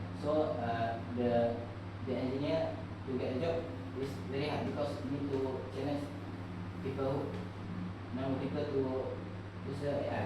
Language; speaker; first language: English; non-native, learner; Malay